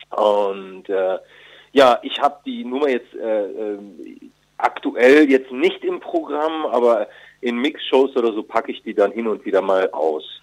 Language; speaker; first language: German; early bilingual, other home language; Turkish